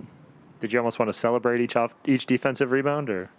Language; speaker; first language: English; native; English